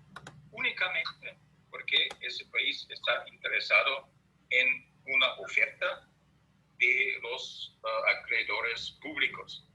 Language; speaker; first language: Spanish; non-native, fluent; German